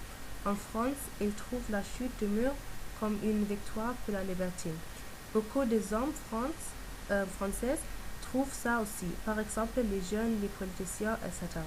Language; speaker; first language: French; non-native, learner; German